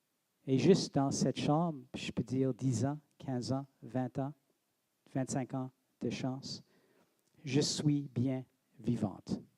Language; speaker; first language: French; non-native, local second language; English